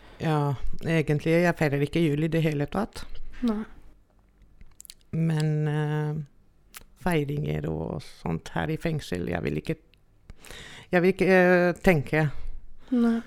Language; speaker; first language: Norwegian; non-native, fluent; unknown